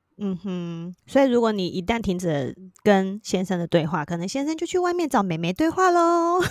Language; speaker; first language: Chinese; native; Chinese